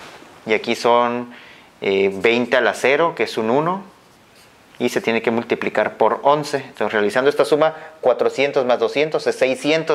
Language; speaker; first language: Spanish; native; Spanish